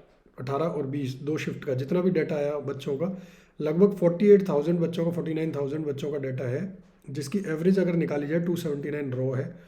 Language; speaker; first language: Hindi; native; Hindi